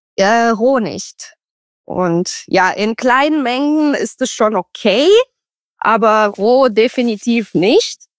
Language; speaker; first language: German; non-native, fluent; Romanian